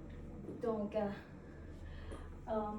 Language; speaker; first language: French; non-native, learner; Vietnamese